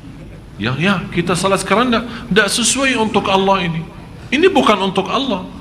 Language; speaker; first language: Indonesian; non-native, fluent; Arabic